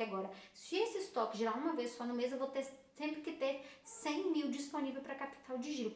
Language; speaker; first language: Portuguese; native; Portuguese